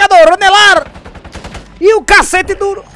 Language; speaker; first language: Portuguese; native; Portuguese